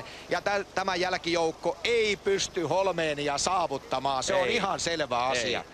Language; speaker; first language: Finnish; native; Finnish